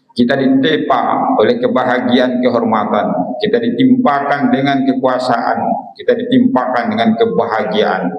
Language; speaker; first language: Malay; non-native, local second language; Minangkabau